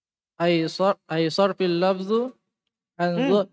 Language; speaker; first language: Arabic; non-native, learner; Indonesian